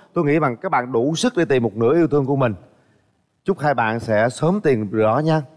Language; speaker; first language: Vietnamese; native; Vietnamese